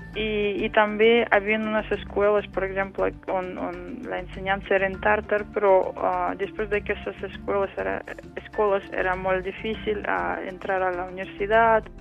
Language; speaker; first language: Catalan; non-native, fluent; Tatar